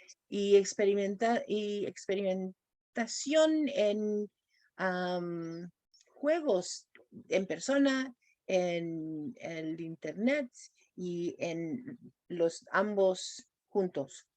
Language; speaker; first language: Spanish; non-native, fluent; English